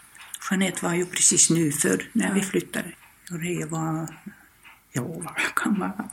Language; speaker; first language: Swedish; non-native, fluent; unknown